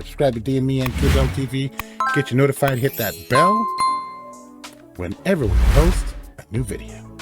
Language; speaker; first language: English; native; English